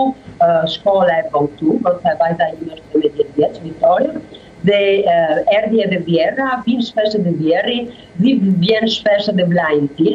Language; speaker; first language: Albanian; non-native, learner; Italian